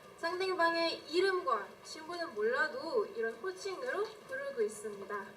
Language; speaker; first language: Korean; non-native, fluent; Malay